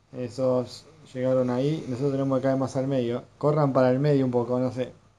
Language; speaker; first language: Spanish; native; Spanish